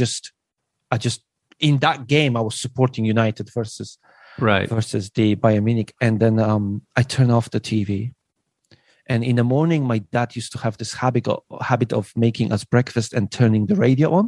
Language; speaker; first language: English; non-native, fluent; Polish